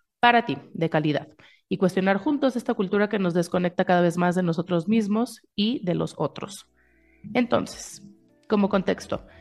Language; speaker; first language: Spanish; native; Spanish